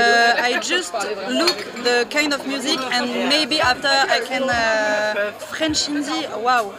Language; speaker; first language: English; non-native, learner; French